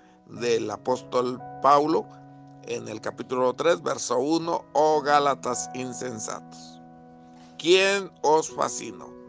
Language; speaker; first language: Spanish; native; Spanish